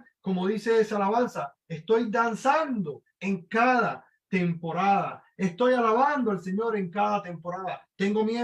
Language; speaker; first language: Spanish; native; Spanish